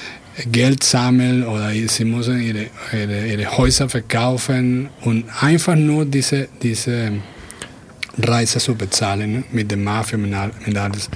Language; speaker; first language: German; non-native, fluent; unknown